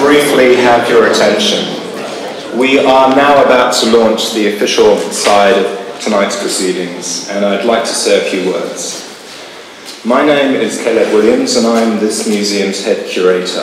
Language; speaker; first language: English; native; English